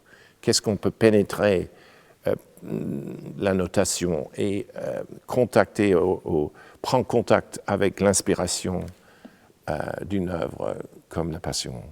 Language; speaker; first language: French; non-native, fluent; English